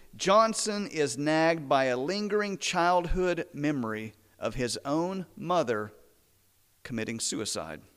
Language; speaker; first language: English; native; English